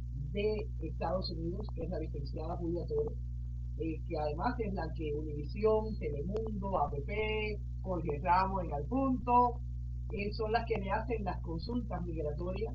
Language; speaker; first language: Spanish; native; Spanish